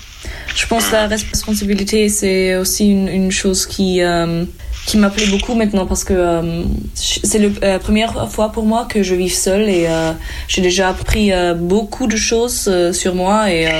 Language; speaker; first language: French; non-native, learner; German